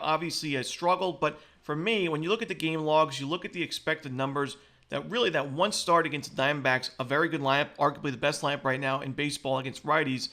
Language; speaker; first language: English; native; English